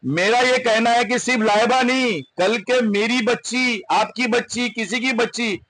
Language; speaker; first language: Hindi; non-native, local second language; Urdu